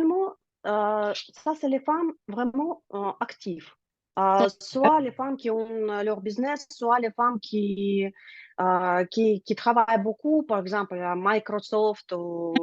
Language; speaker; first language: French; non-native, learner; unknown